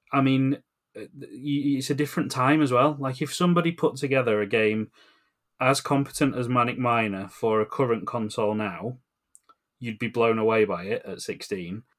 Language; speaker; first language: English; native; English